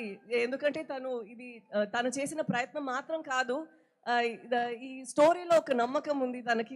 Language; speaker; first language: Telugu; non-native, fluent; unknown